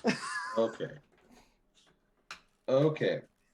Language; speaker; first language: English; native; English